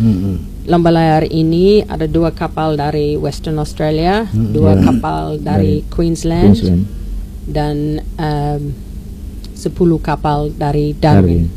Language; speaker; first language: Indonesian; non-native, learner; English